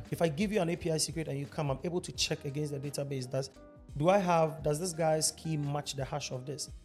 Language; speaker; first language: English; non-native, local second language; Akan